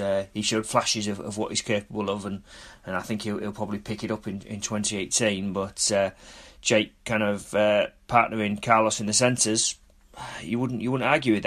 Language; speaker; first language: English; native; English